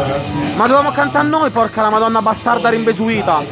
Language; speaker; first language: Italian; native; Italian